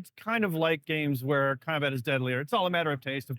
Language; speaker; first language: English; native; English